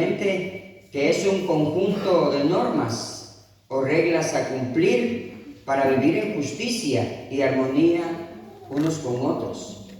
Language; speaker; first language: Spanish; native; Spanish